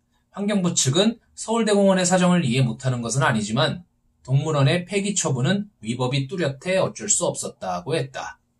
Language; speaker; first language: Korean; native; Korean